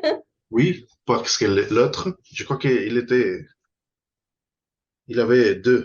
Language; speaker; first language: French; non-native, fluent; Spanish